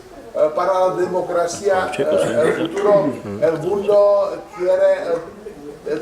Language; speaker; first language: Spanish; non-native, learner; Czech